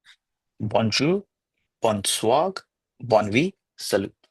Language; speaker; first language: French; non-native, learner; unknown